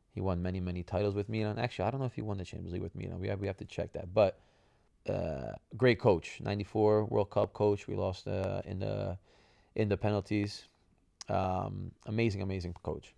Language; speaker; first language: English; early bilingual, other home language; Italian